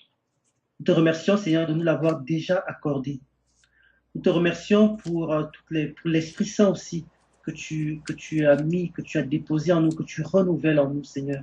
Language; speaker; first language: French; native; French